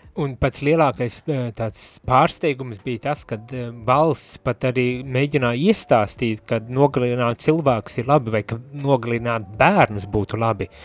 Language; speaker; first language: Latvian; native; Latvian